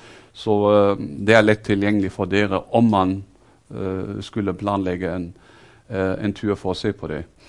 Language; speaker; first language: Norwegian; non-native, fluent; German